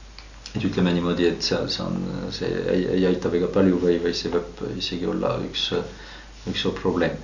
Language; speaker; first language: Estonian; non-native, fluent; French